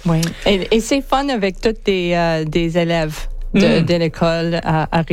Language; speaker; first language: French; non-native, learner; English